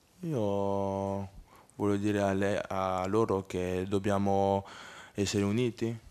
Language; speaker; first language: Italian; non-native, learner; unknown